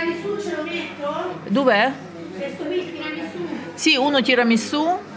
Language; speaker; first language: Italian; native; Italian